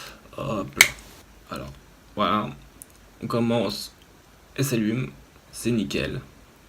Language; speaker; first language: French; native; French